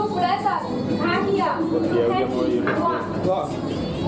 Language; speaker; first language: English; non-native, learner; Chinese